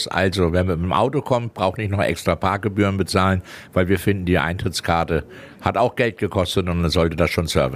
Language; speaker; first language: German; native; German